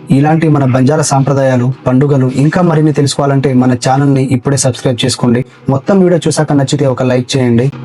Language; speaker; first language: Telugu; non-native, local second language; Lambadi